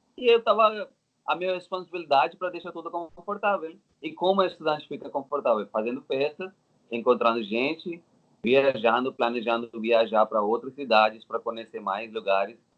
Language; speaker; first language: Portuguese; non-native, learner; Telugu